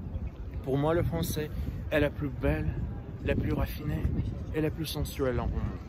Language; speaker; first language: French; non-native, fluent; Russian